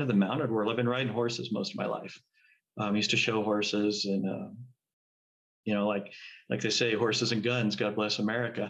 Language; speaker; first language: English; native; English